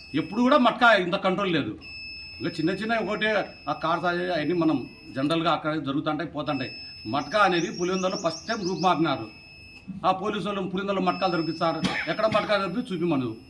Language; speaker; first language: Telugu; native; Telugu